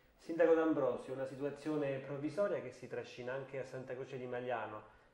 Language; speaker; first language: Italian; native; Italian